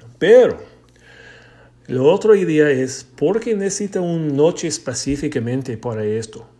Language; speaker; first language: Spanish; non-native, learner; English